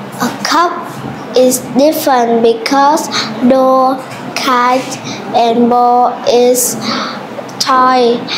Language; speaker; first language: English; non-native, learner; Vietnamese